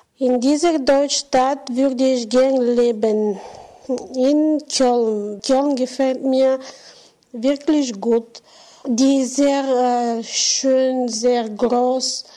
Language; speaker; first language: German; non-native, learner; Bulgarian